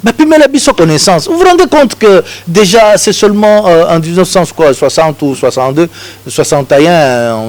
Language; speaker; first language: French; non-native, local second language; Lingala